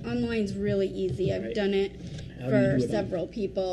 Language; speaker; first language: English; native; English